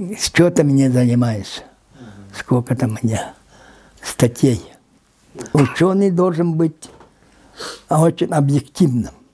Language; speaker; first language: Russian; non-native, local second language; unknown